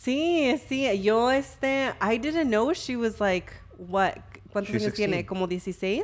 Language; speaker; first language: Spanish; early bilingual, heritage; English